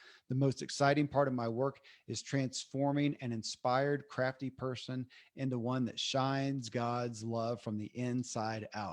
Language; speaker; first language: English; native; English